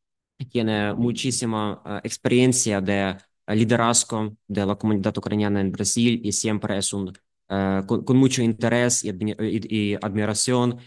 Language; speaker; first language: Spanish; non-native, fluent; Ukrainian